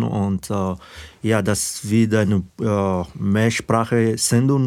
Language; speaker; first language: German; non-native, fluent; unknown